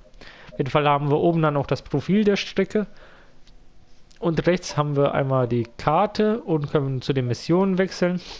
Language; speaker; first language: German; native; German